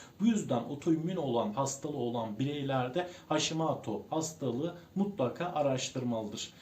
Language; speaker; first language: Turkish; native; Turkish